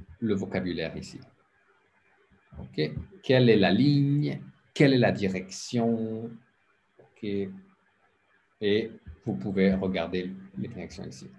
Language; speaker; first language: French; non-native, fluent; English